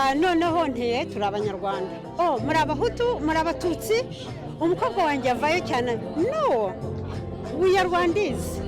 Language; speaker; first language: Kinyarwanda; early bilingual, heritage; Kinyarwanda